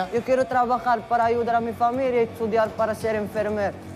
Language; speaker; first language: Spanish; non-native, fluent; Arabic